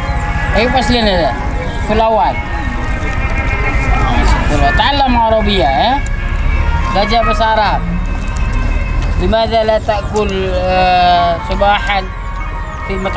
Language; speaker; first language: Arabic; non-native, learner; Indonesian